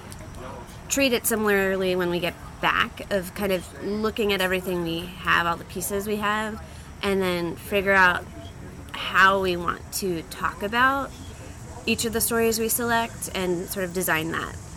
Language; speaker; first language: English; native; English